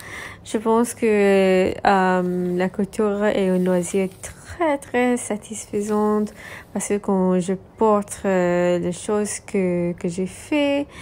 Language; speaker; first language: French; non-native, learner; English